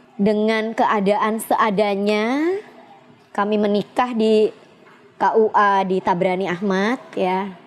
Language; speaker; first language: Indonesian; native; Indonesian